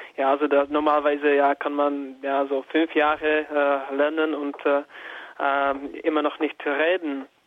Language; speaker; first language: German; non-native, fluent; Czech